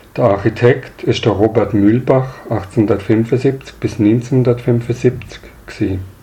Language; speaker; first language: German; native; German